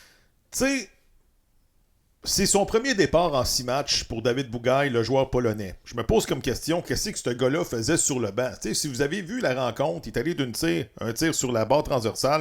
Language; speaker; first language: French; native; French